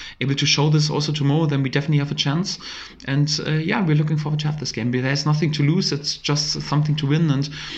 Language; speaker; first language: English; non-native, fluent; German